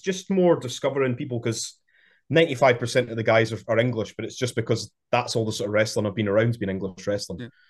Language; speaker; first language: English; native; English